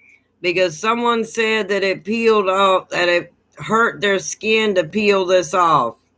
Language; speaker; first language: English; native; English